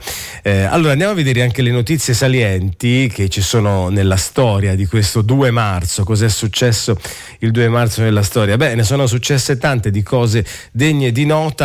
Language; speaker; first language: Italian; native; Italian